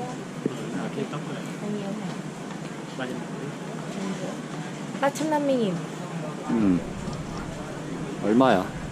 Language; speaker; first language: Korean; non-native, learner; Vietnamese